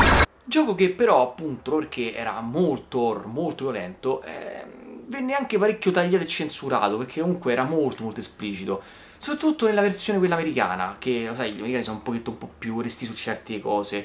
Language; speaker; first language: Italian; native; Italian